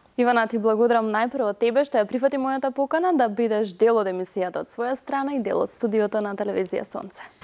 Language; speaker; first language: Macedonian; native; Macedonian